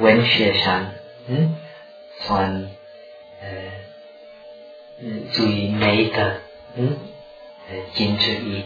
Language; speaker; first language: Chinese; non-native, fluent; Czech